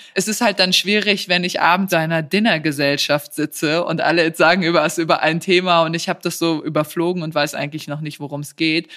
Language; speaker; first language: German; early bilingual, other home language; Serbian